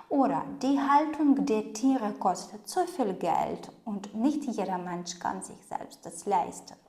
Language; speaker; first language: German; non-native, fluent; Ukrainian